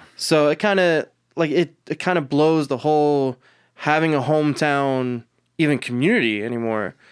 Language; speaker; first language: English; early bilingual, other home language; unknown